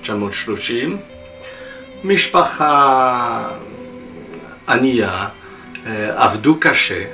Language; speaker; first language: Hebrew; non-native, fluent; French